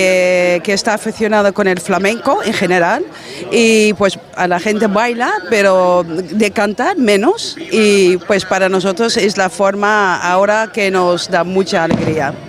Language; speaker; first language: Spanish; non-native, fluent; Dutch